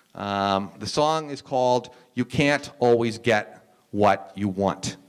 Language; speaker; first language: English; native; English